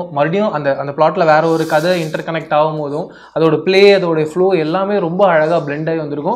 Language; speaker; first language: Tamil; native; Tamil